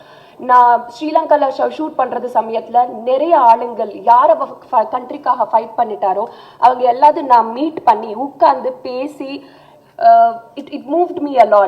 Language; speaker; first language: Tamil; non-native, fluent; Telugu